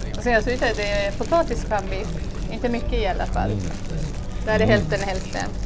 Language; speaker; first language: Swedish; non-native, fluent; Persian